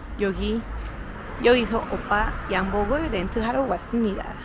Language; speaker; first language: Korean; non-native, learner; Spanish